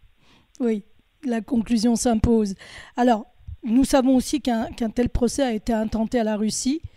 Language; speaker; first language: French; native; French